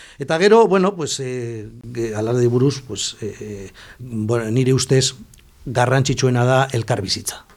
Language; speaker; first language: Basque; non-native, local second language; Spanish